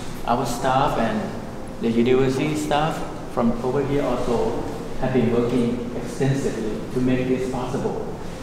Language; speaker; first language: English; non-native, fluent; Thai